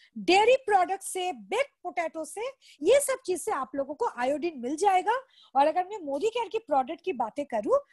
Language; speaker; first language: Hindi; non-native, local second language; Bangla